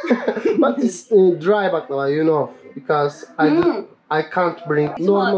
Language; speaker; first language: English; non-native, learner; Turkish